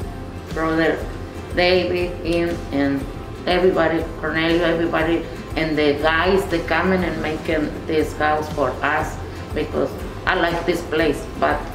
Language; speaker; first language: English; non-native, learner; Spanish